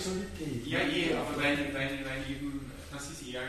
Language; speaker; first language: German; native; German